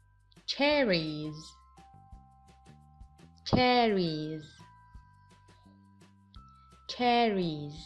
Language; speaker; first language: English; non-native, fluent; Arabic